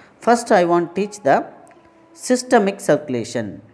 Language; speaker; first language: English; non-native, local second language; Tamil